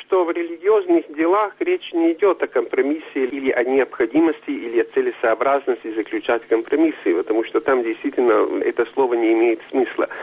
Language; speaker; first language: Russian; non-native, fluent; Italian